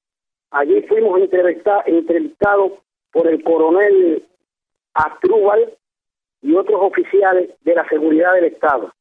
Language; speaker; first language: Spanish; native; Spanish